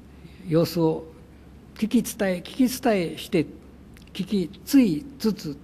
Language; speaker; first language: Japanese; native; Japanese